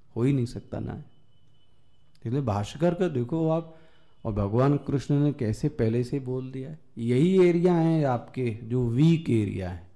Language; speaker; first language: Hindi; native; Hindi